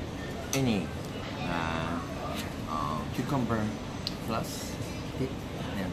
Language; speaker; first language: English; non-native, learner; Korean